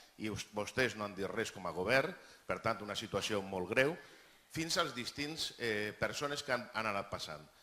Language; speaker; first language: Catalan; native; Catalan